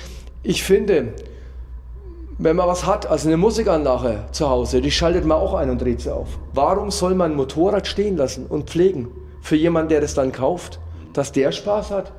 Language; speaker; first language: German; native; German